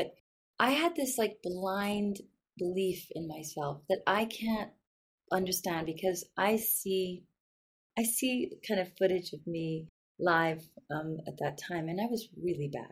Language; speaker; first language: English; native; English